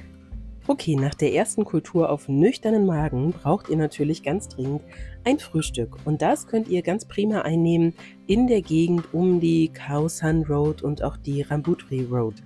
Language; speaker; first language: German; native; German